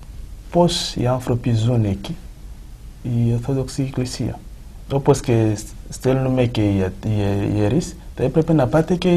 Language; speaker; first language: Greek; non-native, fluent; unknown